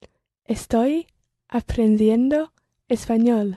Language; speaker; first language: Spanish; non-native, learner; English